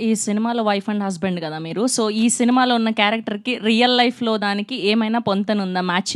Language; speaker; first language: Telugu; native; Telugu